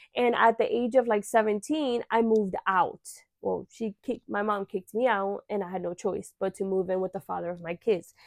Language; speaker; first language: English; early bilingual, other home language; Spanish